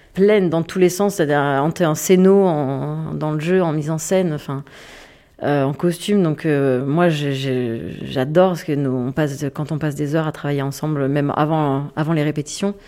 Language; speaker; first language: French; native; French